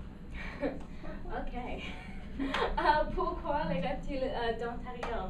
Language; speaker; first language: French; non-native, local second language; English